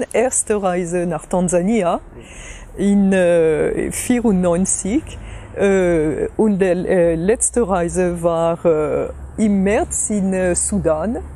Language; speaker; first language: German; non-native, fluent; French